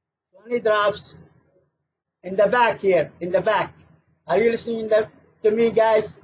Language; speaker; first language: English; non-native, fluent; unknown